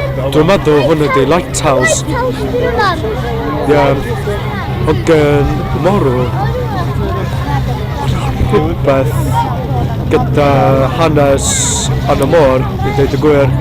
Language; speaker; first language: Welsh; non-native, learner; English